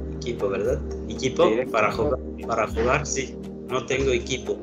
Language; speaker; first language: Spanish; non-native, learner; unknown